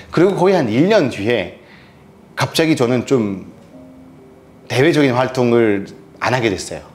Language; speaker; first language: Korean; non-native, fluent; French